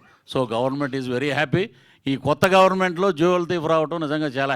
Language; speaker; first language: Telugu; native; Telugu